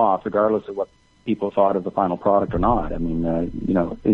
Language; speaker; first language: English; native; English